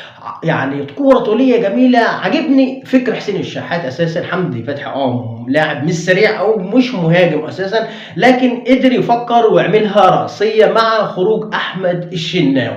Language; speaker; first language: Arabic; native; Arabic